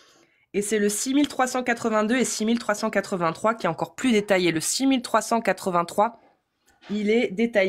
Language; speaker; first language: French; native; French